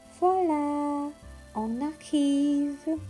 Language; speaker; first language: French; non-native, learner; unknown